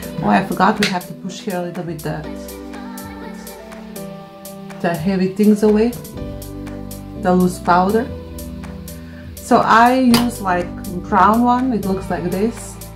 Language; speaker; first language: English; non-native, fluent; Macedonian